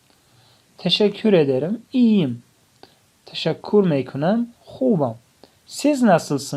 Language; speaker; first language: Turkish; non-native, fluent; Tajik